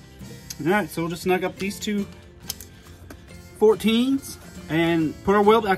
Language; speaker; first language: English; native; English